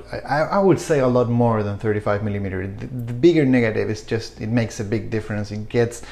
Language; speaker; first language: English; non-native, fluent; Spanish